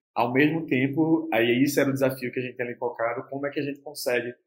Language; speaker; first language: Portuguese; native; Portuguese